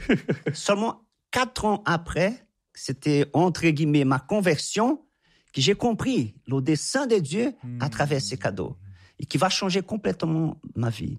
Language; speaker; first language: French; non-native, fluent; Portuguese